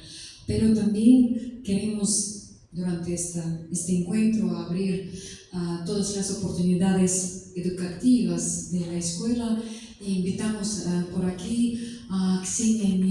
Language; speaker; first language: Spanish; non-native, fluent; Russian